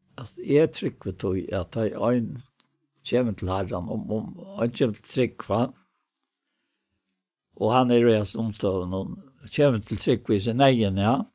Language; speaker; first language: Danish; non-native, local second language; Faroese